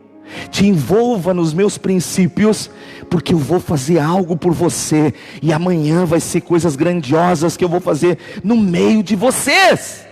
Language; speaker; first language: Portuguese; native; Portuguese